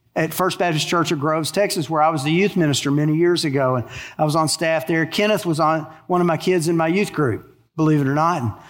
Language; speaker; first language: English; native; English